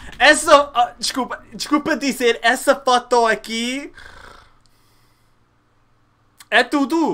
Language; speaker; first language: Portuguese; early bilingual, heritage; Portuguese